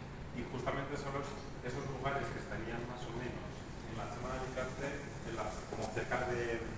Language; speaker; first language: Spanish; native; Spanish